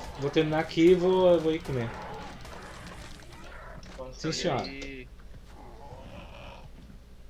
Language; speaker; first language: Portuguese; native; Portuguese